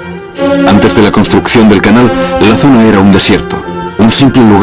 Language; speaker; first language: Spanish; native; Spanish